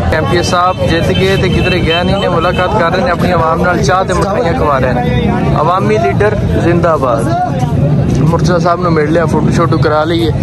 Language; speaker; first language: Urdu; non-native, local second language; Punjabi